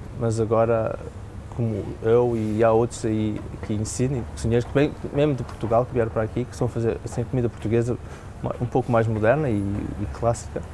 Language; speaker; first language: Portuguese; early bilingual, heritage; Portuguese